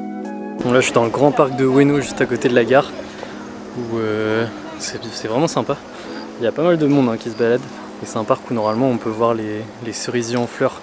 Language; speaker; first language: French; native; French